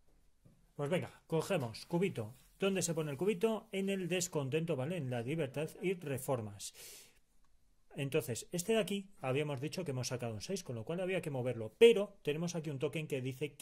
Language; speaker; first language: Spanish; native; Spanish